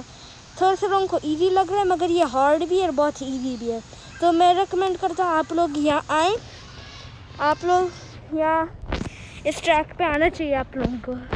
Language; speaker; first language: Hindi; non-native, local second language; Urdu